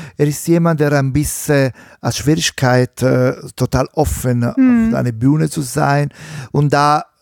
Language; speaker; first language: German; non-native, fluent; Italian